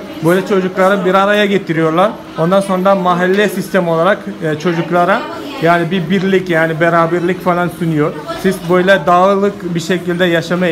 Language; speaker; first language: Turkish; non-native, fluent; Malayalam